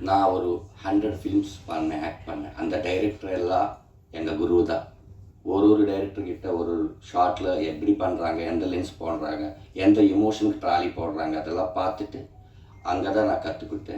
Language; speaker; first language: Tamil; non-native, learner; Telugu